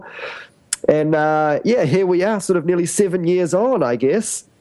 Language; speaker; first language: English; native; English